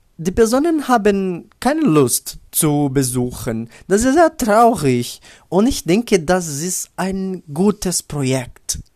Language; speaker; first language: German; non-native, learner; Portuguese